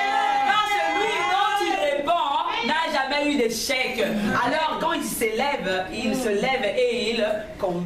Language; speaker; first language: French; non-native, local second language; Lingala